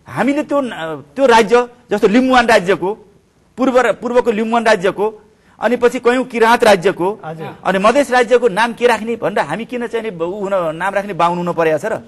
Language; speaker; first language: Nepali; native; Nepali